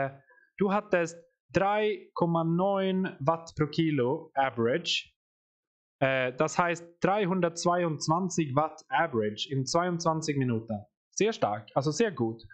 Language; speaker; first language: German; non-native, fluent; Swedish